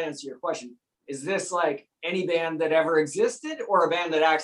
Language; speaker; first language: English; native; English